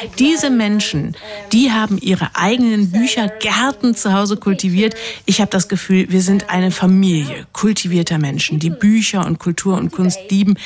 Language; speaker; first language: German; native; German